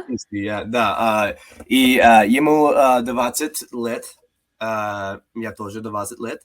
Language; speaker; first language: Russian; non-native, learner; English